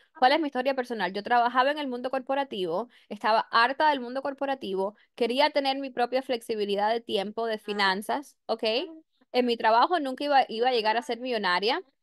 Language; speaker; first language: Spanish; early bilingual, heritage; Spanish